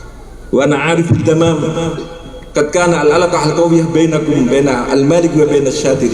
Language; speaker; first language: Arabic; non-native, fluent; Javanese